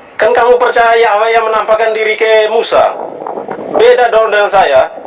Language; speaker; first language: Indonesian; native; Indonesian